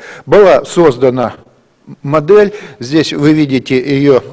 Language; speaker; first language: Russian; native; Russian